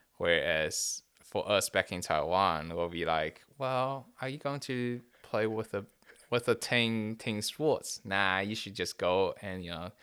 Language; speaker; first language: English; non-native, fluent; Chinese